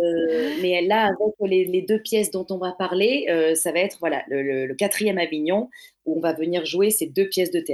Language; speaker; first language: French; native; French